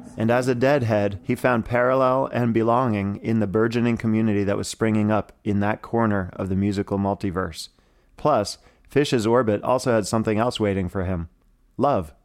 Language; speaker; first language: English; native; English